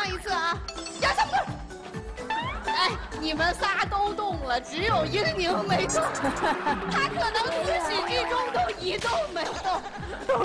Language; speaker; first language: Chinese; native; Chinese